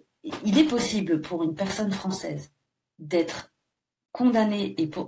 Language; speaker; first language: French; native; French